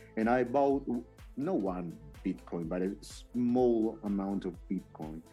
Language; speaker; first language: English; non-native, fluent; Spanish